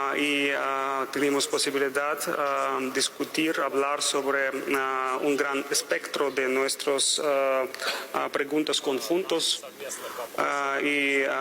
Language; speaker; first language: Spanish; non-native, fluent; Russian